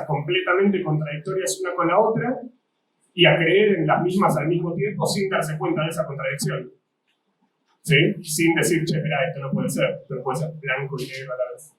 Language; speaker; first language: Spanish; native; Spanish